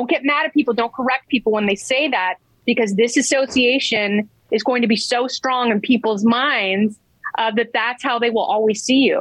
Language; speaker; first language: English; native; English